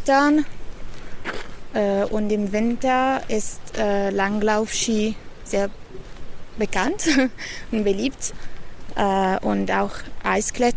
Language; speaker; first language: German; non-native, fluent; Italian